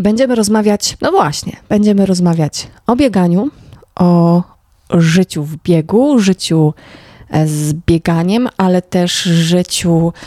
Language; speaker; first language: Polish; native; Polish